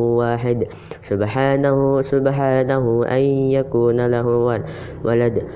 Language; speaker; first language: Arabic; non-native, learner; Indonesian